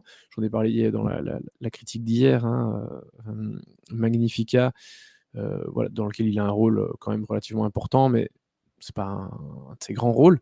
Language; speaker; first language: French; native; French